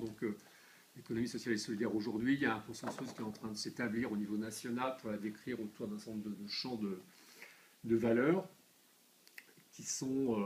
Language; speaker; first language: French; native; French